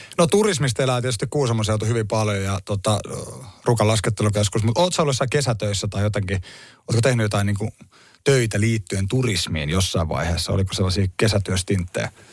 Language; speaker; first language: Finnish; native; Finnish